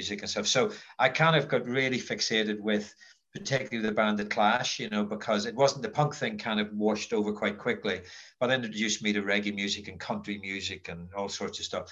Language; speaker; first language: English; native; English